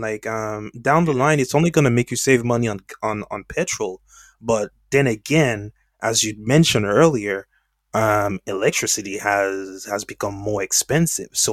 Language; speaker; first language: English; native; English